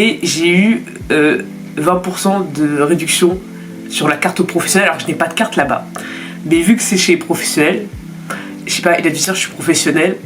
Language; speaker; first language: French; native; French